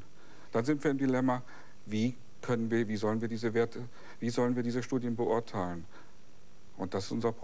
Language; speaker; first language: German; native; German